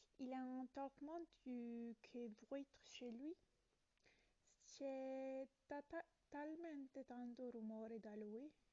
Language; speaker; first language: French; non-native, learner; Italian